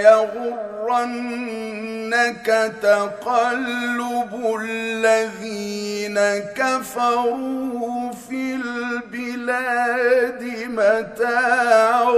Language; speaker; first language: Arabic; native; Arabic